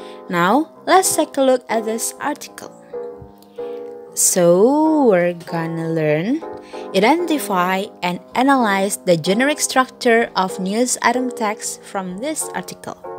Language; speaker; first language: English; non-native, fluent; Indonesian